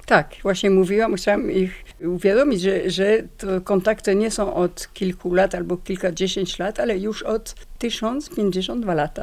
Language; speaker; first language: Polish; non-native, learner; French